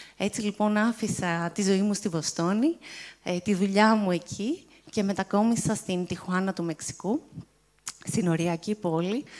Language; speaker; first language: Greek; native; Greek